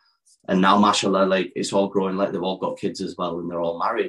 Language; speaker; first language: English; native; English